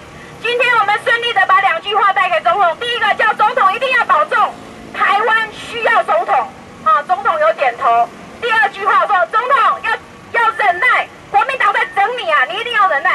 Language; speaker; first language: Chinese; non-native, local second language; Min Nan Chinese